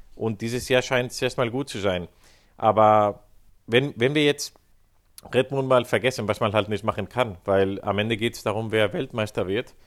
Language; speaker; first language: German; non-native, fluent; Spanish